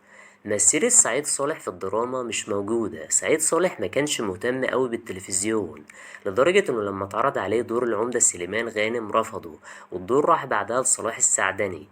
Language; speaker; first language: Arabic; native; Arabic